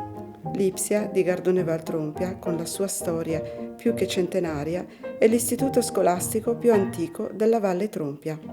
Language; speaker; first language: Italian; native; Italian